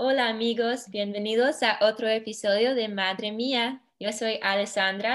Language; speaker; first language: Spanish; early bilingual, heritage; English